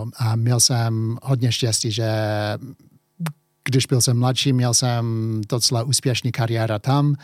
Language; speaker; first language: Czech; early bilingual, heritage; English